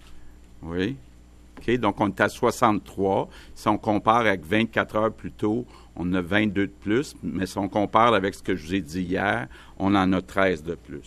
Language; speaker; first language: French; native; French